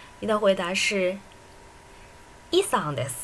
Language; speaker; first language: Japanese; non-native, fluent; Chinese